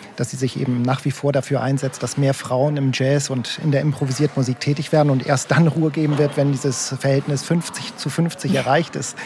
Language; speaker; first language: German; native; German